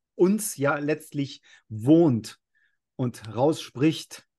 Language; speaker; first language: German; non-native, fluent; Spanish